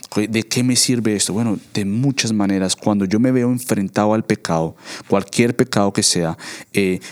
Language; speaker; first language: Spanish; native; Spanish